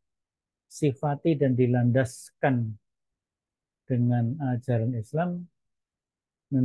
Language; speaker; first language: Indonesian; native; Indonesian